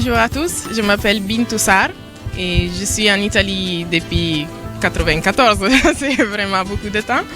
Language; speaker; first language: French; non-native, local second language; Serer